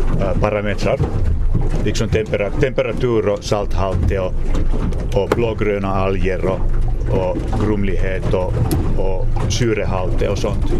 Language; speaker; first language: Swedish; non-native, local second language; Finnish